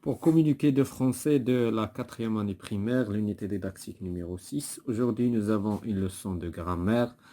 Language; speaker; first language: French; non-native, local second language; Arabic